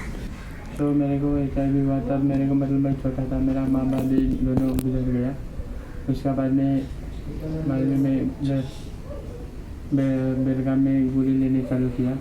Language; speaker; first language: Hindi; non-native, local second language; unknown